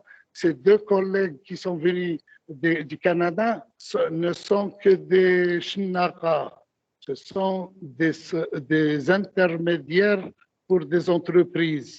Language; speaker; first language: French; non-native, local second language; Arabic